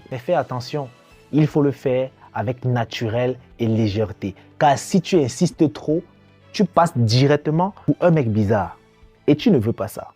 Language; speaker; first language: French; native; French